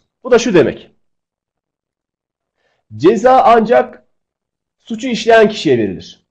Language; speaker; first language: Turkish; native; Turkish